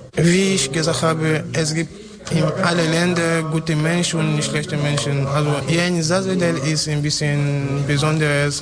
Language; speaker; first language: German; non-native, learner; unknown